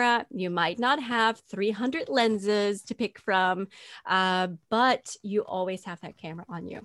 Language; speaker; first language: English; non-native, fluent; Dutch